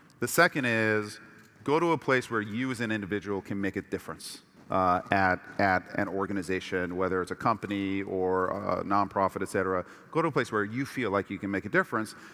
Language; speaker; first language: English; early bilingual, other home language; Persian